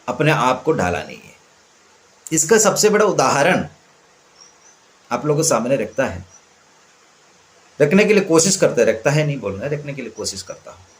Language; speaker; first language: Hindi; non-native, local second language; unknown